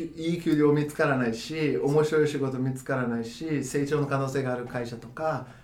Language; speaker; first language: Japanese; non-native, fluent; Portuguese